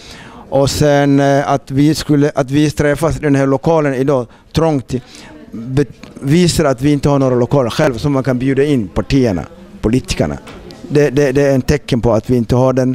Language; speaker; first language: Swedish; non-native, fluent; Somali